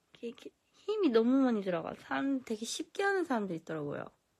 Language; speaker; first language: Korean; early bilingual, heritage; Korean